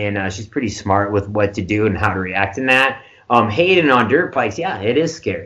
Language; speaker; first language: English; native; English